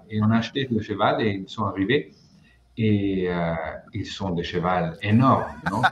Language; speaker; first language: French; non-native, fluent; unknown